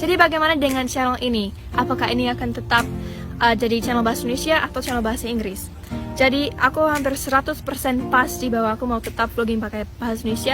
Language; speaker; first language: Indonesian; early bilingual, other home language; English